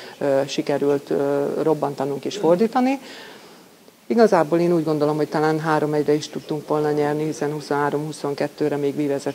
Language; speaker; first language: Hungarian; native; Hungarian